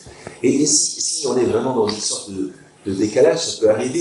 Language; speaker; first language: French; native; French